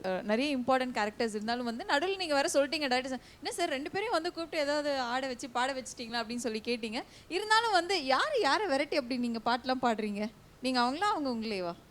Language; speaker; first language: Tamil; native; Tamil